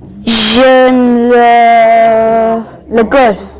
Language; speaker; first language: French; non-native, learner; English